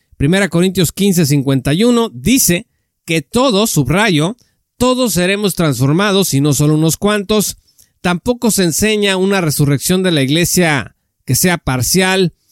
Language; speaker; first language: Spanish; native; Spanish